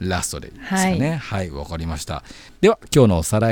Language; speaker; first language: Japanese; native; Japanese